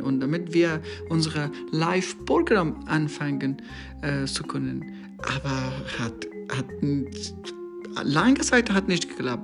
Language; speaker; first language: German; non-native, learner; Persian